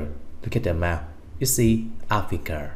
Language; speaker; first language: English; non-native, fluent; Vietnamese